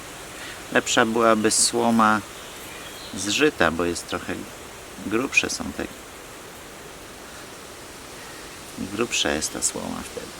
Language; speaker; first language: Polish; native; Polish